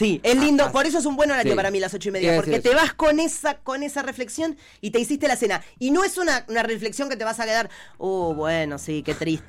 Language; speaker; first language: Spanish; native; Spanish